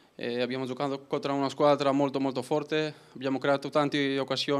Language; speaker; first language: Italian; non-native, learner; Greek